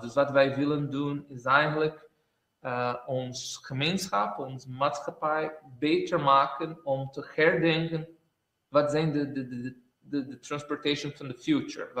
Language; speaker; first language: Dutch; non-native, fluent; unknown